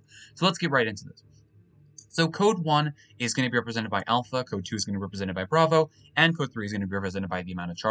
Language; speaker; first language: English; native; English